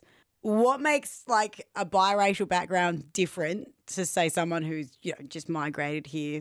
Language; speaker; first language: English; native; English